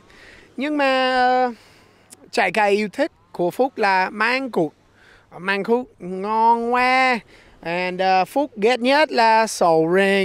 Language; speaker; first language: Vietnamese; non-native, learner; English